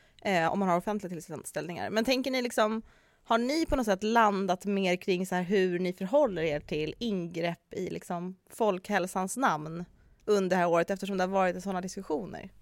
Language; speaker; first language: Swedish; native; Swedish